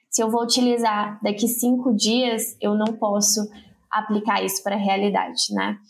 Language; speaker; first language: Portuguese; native; Portuguese